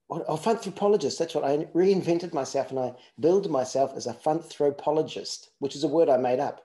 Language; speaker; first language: English; native; English